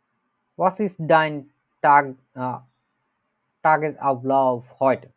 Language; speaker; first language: German; non-native, learner; Bangla